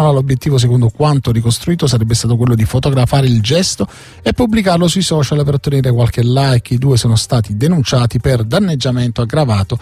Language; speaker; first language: Italian; native; Italian